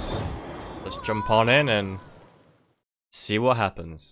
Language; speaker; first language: English; native; English